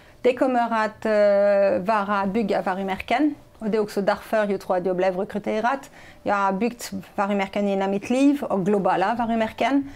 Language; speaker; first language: Swedish; non-native, fluent; French